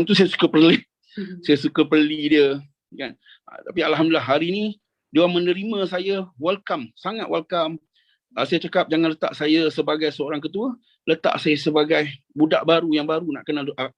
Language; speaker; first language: Indonesian; non-native, local second language; Malay